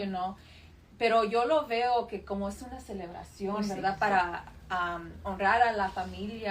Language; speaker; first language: Spanish; early bilingual, other home language; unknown